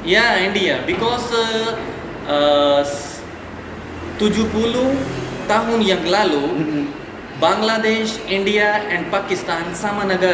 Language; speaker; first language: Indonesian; non-native, learner; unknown